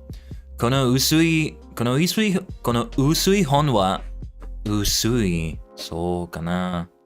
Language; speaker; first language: Japanese; non-native, learner; English